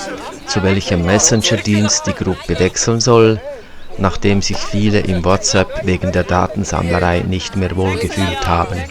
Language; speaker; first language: German; native; German